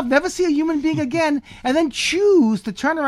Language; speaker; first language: English; native; English